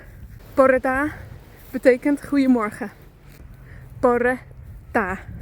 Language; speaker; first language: Dutch; non-native, fluent; Spanish